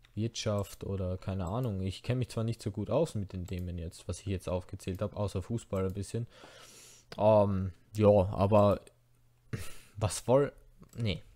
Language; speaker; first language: German; native; German